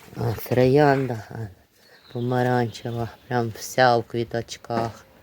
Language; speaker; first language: Ukrainian; native; Ukrainian